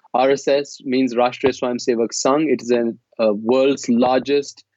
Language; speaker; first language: English; non-native, local second language; Kashmiri